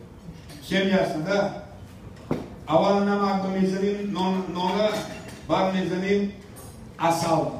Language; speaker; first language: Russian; non-native, local second language; Tajik